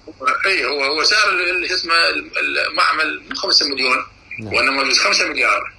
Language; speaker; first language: Arabic; native; Arabic